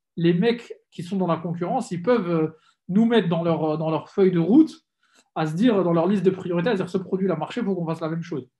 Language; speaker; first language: French; native; French